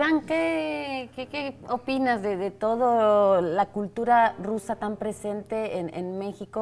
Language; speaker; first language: Spanish; native; Spanish